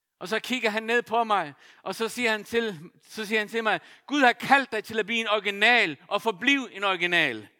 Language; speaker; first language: Danish; non-native, local second language; Faroese